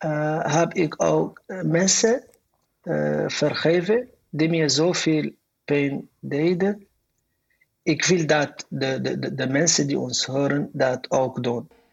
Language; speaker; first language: Dutch; non-native, learner; Arabic